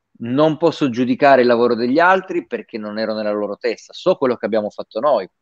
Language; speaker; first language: Italian; native; Italian